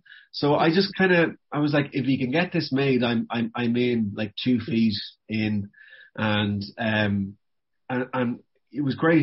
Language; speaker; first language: English; native; English